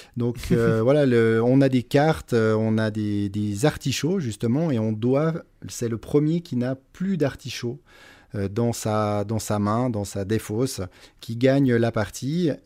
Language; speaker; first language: French; native; French